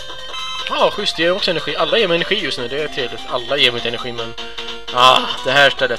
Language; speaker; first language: Swedish; native; Swedish